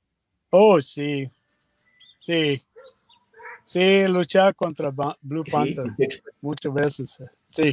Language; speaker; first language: Spanish; non-native, learner; English